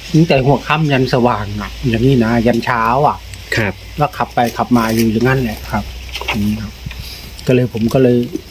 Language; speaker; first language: Thai; non-native, local second language; Khmer